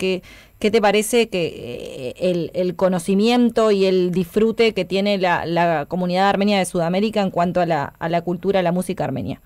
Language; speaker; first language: Spanish; native; Spanish